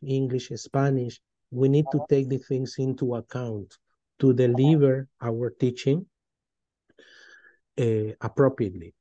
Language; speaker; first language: English; non-native, fluent; Spanish